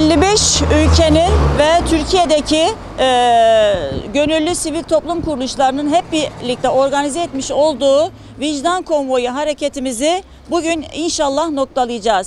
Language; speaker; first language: Turkish; native; Turkish